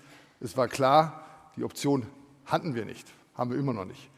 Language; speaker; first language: German; native; German